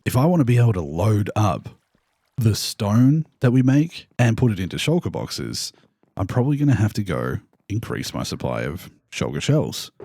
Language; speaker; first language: English; native; English